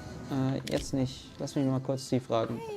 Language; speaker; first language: German; native; German